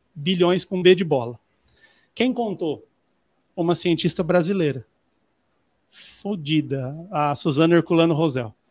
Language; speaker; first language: Portuguese; native; Portuguese